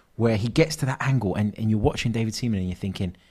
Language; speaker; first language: English; native; English